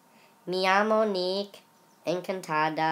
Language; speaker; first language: Spanish; non-native, learner; English